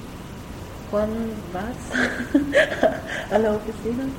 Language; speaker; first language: Spanish; non-native, learner; German